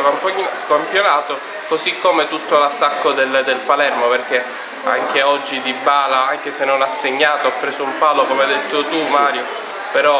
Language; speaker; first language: Italian; native; Italian